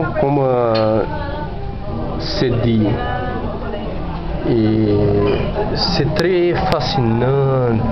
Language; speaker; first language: French; non-native, learner; Portuguese